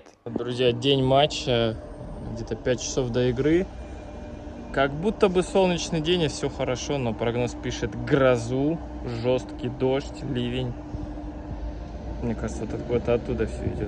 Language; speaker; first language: Russian; native; Russian